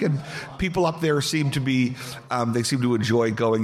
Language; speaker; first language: English; native; English